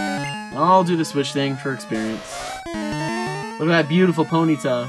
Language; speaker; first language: English; native; English